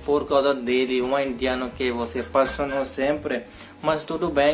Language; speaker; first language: Portuguese; non-native, learner; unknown